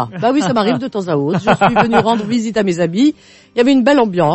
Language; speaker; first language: French; native; French